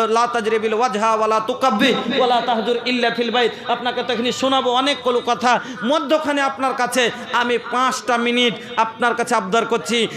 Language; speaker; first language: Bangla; non-native, local second language; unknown